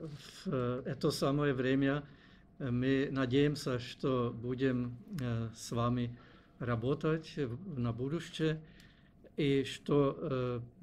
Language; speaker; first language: Russian; non-native, learner; Czech